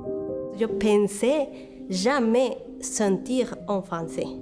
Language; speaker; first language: French; non-native, learner; Spanish